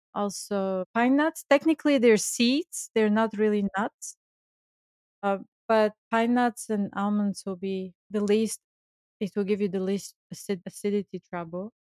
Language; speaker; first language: English; non-native, fluent; Bulgarian